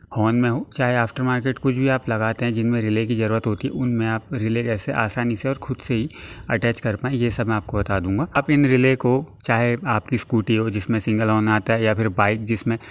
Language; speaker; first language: Hindi; native; Hindi